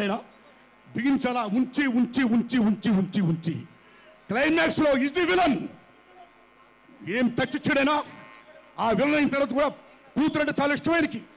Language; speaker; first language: Telugu; native; Telugu